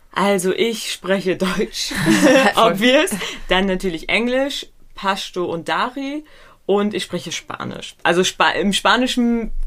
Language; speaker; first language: German; early bilingual, other home language; Pashto